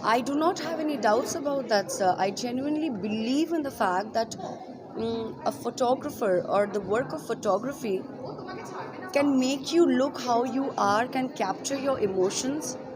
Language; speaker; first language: English; non-native, local second language; Bangla